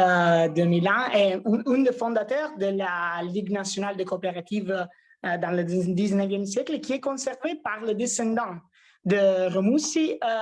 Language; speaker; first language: French; non-native, fluent; Italian